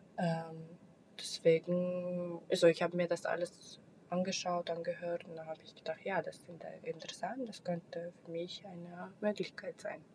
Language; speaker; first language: German; non-native, fluent; Russian